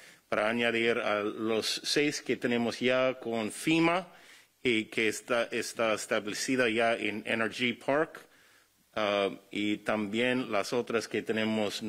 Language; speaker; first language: Spanish; non-native, fluent; English